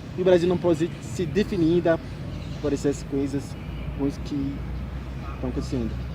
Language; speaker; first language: Portuguese; non-native, fluent; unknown